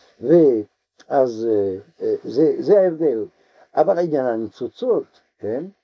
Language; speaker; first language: Hebrew; non-native, fluent; French